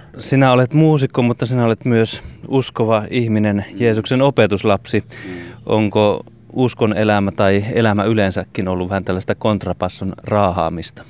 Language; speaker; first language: Finnish; native; Finnish